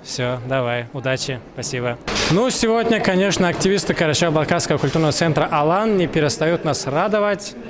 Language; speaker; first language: Russian; native; Russian